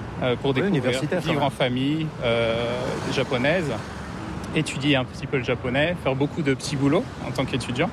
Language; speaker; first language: French; native; French